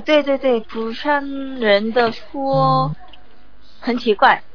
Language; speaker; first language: Chinese; non-native, learner; Korean